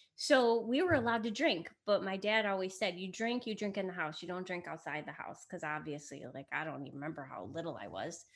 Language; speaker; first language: English; early bilingual, other home language; Italian